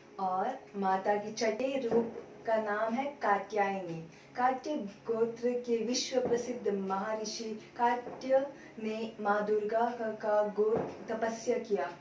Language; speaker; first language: Hindi; non-native, local second language; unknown